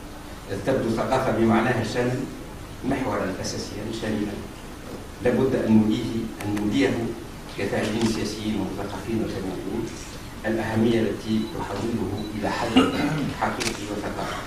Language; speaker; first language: Arabic; native; Arabic